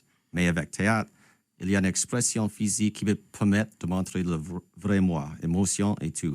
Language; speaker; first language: French; non-native, local second language; English